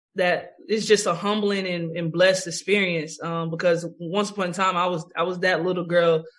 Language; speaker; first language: English; native; English